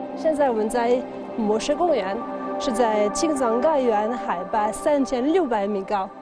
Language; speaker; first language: Chinese; non-native, learner; French